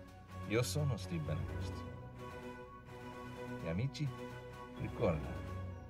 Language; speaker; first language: Italian; non-native, learner; English